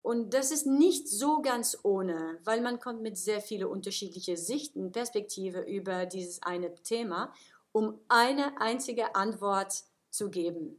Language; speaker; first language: German; non-native, fluent; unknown